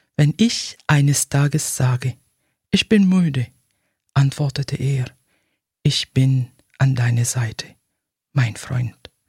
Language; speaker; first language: German; non-native, fluent; Arabic